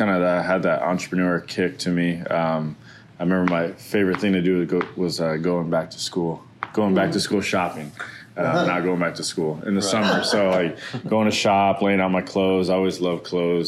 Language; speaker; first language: English; native; English